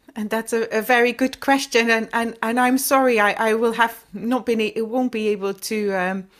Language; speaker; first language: English; non-native, fluent; Dutch